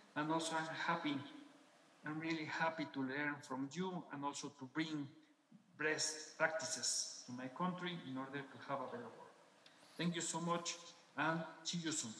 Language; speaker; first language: English; non-native, fluent; Spanish